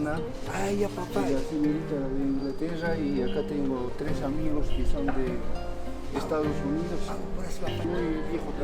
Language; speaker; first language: Spanish; native; Spanish